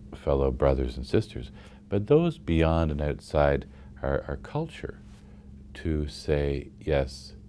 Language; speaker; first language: English; native; English